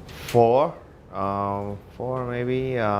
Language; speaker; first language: English; non-native, learner; Japanese